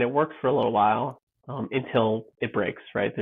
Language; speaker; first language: English; native; English